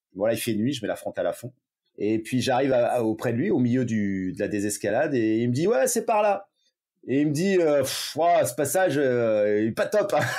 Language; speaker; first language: French; native; French